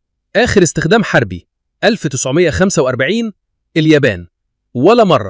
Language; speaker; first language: Arabic; native; Arabic